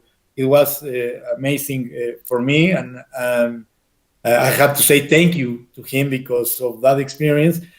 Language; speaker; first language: English; non-native, fluent; Spanish